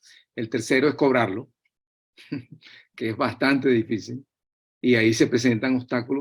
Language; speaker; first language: Spanish; native; Spanish